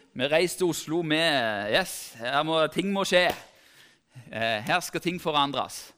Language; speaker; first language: Norwegian; native; Norwegian